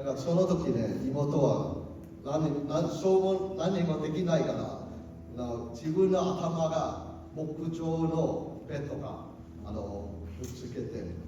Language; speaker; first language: Japanese; non-native, learner; Cantonese